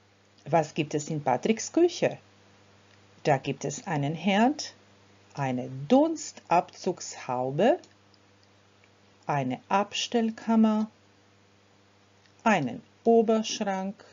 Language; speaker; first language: German; non-native, fluent; Croatian